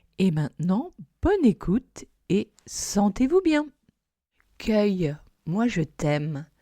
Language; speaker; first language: French; non-native, fluent; English